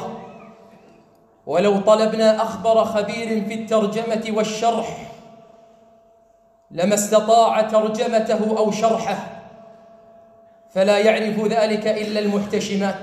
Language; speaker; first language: Arabic; native; Arabic